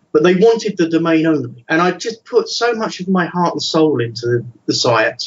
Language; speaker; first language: English; native; English